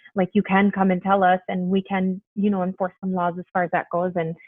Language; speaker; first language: English; early bilingual, other home language; Spanish